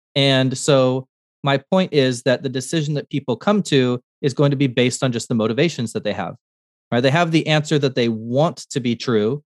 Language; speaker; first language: English; native; English